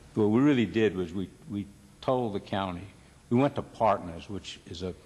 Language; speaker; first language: English; native; English